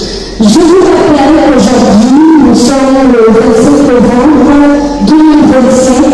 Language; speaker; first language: French; non-native, local second language; Haitian Creole